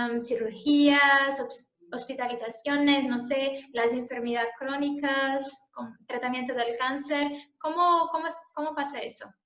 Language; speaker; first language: Spanish; non-native, learner; Portuguese